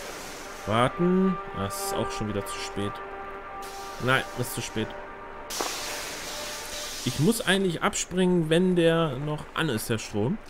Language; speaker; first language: German; native; German